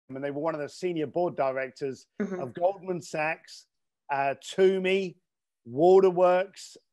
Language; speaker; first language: English; native; English